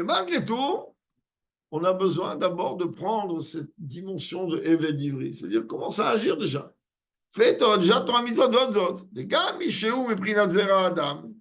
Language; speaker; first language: French; native; French